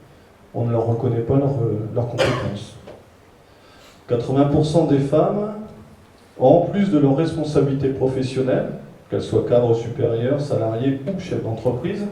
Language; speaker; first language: French; native; French